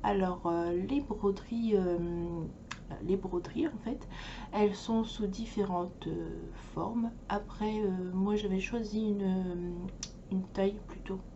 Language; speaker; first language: French; native; French